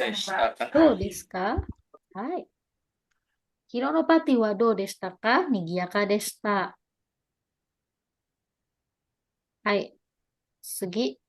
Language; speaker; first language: Japanese; non-native, fluent; Indonesian